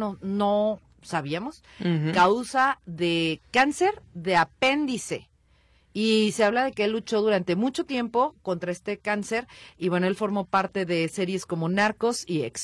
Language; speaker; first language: Spanish; native; Spanish